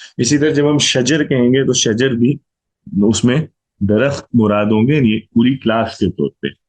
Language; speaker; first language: Urdu; non-native, local second language; Punjabi